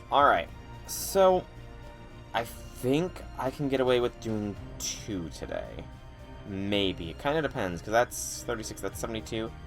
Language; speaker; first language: English; native; English